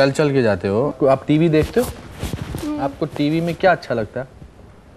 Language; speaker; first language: Hindi; native; Hindi